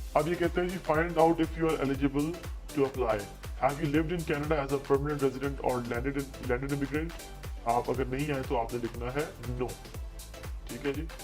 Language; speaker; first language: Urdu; non-native, local second language; Punjabi